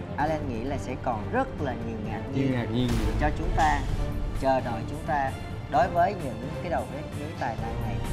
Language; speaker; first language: Vietnamese; native; Vietnamese